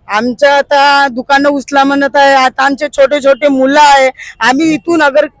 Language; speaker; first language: Marathi; non-native, local second language; Urdu